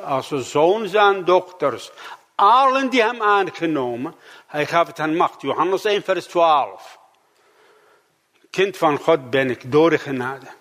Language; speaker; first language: Dutch; non-native, fluent; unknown